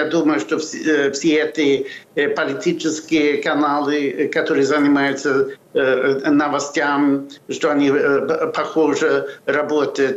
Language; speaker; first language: Russian; non-native, fluent; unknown